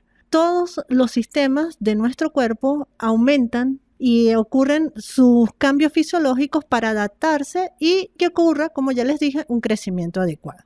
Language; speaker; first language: Spanish; native; Spanish